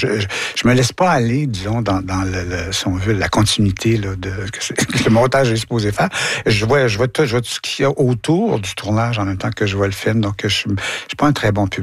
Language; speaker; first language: French; native; French